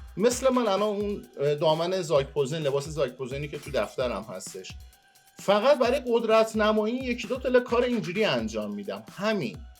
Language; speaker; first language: Persian; non-native, local second language; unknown